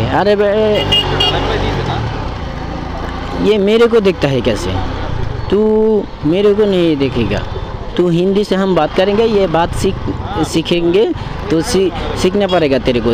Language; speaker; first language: Hindi; non-native, learner; Bangla